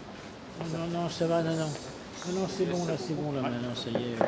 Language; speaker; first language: French; native; French